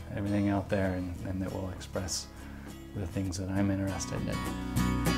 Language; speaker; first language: English; native; English